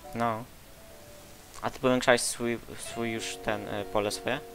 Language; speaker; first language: Polish; native; Polish